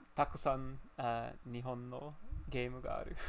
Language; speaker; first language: Japanese; non-native, learner; English